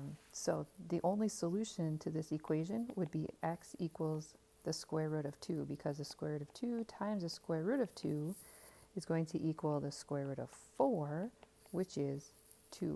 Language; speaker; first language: English; native; English